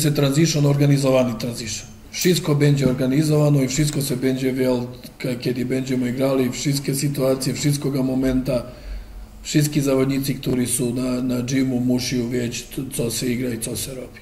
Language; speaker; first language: Polish; non-native, learner; Serbian